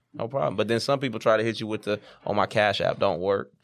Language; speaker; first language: English; native; English